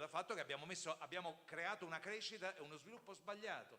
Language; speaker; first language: Italian; native; Italian